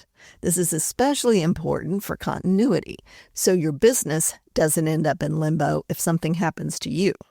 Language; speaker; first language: English; native; English